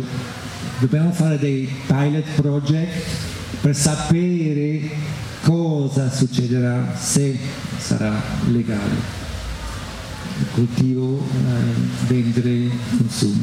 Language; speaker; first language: Italian; non-native, fluent; German